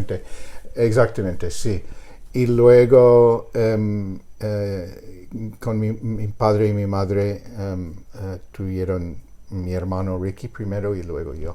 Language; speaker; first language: Spanish; non-native, fluent; English